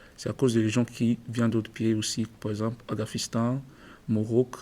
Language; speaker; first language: French; non-native, learner; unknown